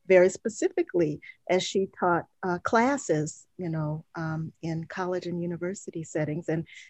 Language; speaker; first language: English; native; English